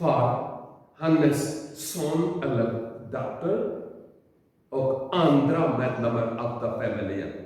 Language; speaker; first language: Swedish; non-native, learner; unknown